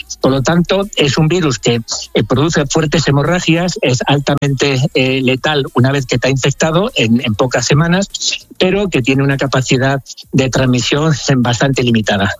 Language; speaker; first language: Spanish; native; Spanish